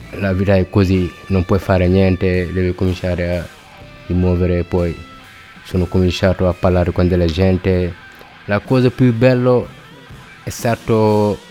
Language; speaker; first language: Italian; non-native, learner; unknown